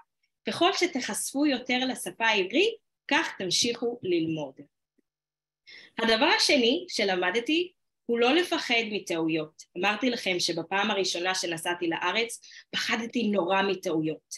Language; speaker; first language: Hebrew; non-native, fluent; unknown